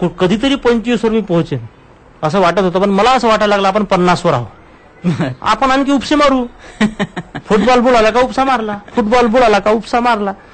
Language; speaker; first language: Marathi; non-native, local second language; Urdu